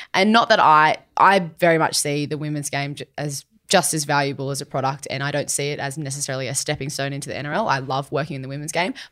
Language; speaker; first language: English; native; English